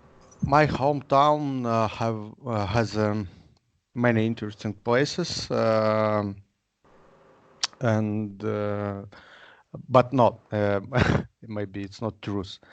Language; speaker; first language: English; non-native, learner; Russian